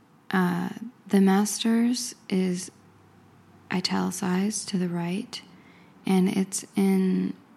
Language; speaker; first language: English; native; English